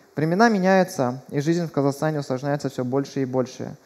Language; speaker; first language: Russian; early bilingual, other home language; Persian